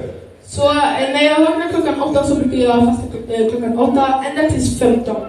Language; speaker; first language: Swedish; early bilingual, other home language; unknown